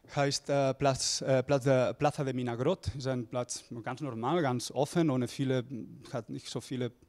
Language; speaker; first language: German; non-native, fluent; Spanish